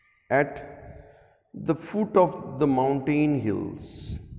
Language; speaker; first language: English; non-native, local second language; Gujarati